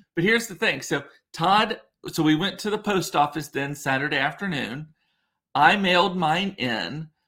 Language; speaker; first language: English; native; English